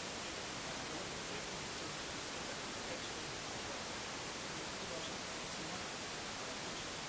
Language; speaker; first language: Russian; native; Russian